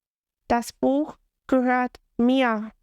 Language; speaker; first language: German; non-native, fluent; English